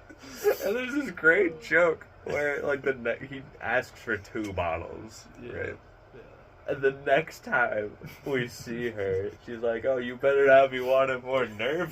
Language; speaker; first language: English; native; English